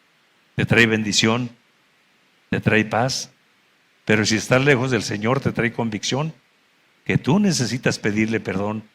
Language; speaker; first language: Spanish; native; Spanish